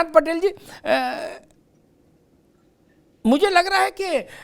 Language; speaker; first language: Hindi; native; Hindi